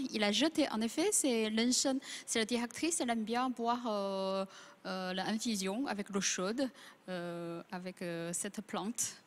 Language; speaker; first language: French; non-native, fluent; Chinese